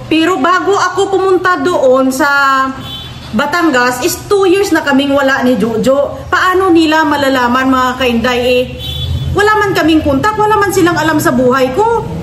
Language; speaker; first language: Filipino; non-native, local second language; Hiligaynon